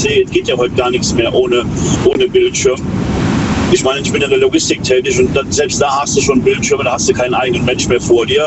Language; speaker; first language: German; native; German